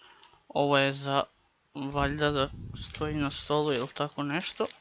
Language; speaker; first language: Croatian; native; Croatian